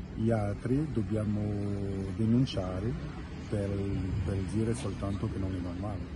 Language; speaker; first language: Italian; non-native, fluent; French